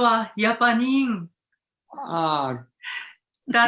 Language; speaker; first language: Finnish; non-native, learner; Japanese